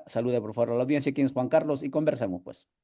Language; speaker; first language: Spanish; native; Spanish